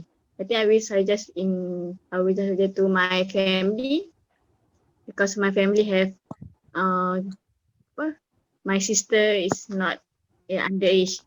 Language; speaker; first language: English; non-native, learner; Malay